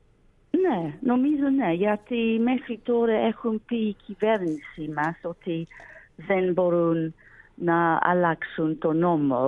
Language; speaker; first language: Greek; non-native, learner; English